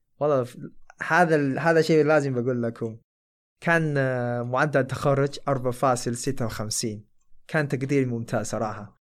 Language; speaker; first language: Arabic; non-native, fluent; Chinese